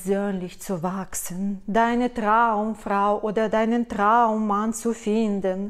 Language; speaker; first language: German; non-native, fluent; Russian